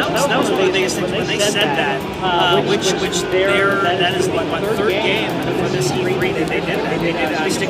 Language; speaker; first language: English; native; English